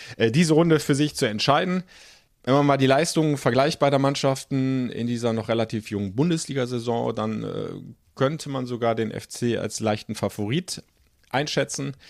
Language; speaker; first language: German; native; German